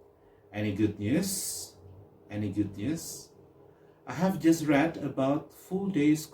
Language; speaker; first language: English; non-native, fluent; Indonesian